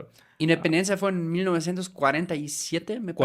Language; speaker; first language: Spanish; non-native, fluent; German